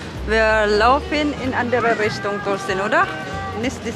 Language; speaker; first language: German; non-native, learner; Filipino